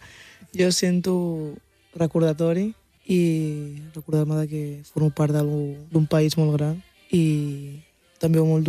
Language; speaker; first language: Catalan; early bilingual, other home language; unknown